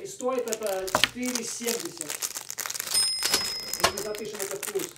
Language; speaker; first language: Russian; native; Russian